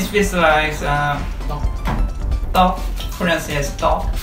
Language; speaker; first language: English; non-native, learner; Korean